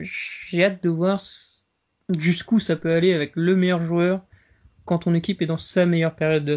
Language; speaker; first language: French; native; French